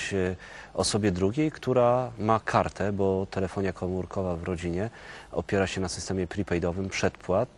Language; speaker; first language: Polish; native; Polish